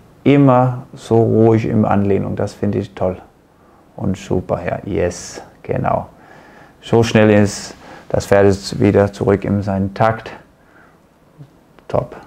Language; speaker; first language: German; non-native, fluent; Danish